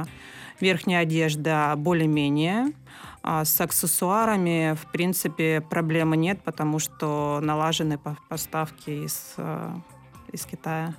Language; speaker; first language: Russian; native; Russian